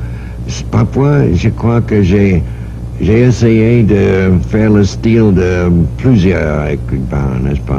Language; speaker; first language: French; non-native, learner; English